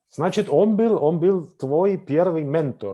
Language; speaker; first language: Russian; non-native, fluent; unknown